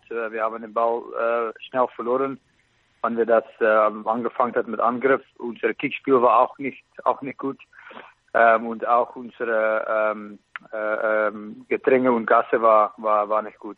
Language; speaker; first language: German; non-native, fluent; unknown